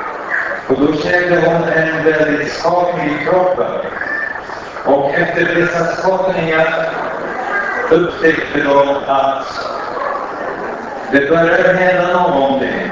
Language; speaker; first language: Swedish; non-native, fluent; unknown